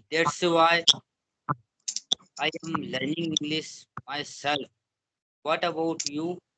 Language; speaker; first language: English; non-native, learner; Hindi